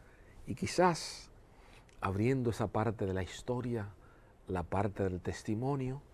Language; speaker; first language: Spanish; native; Spanish